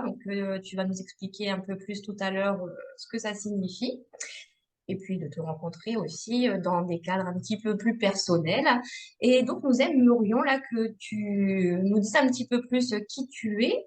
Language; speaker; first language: French; native; French